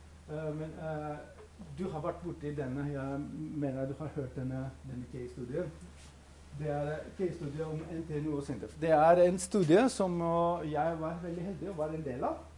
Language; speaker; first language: Norwegian; non-native, fluent; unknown